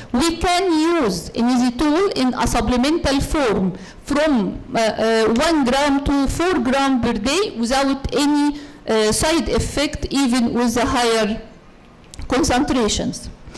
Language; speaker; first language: English; non-native, fluent; Arabic